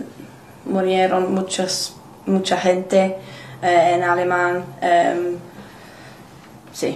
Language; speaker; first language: Spanish; non-native, learner; English